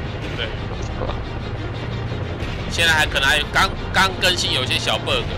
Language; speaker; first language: Chinese; native; Chinese